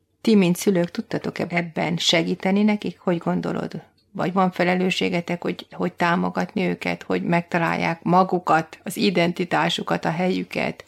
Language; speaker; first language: Hungarian; native; Hungarian